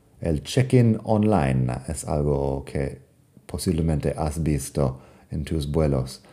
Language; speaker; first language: Spanish; non-native, fluent; English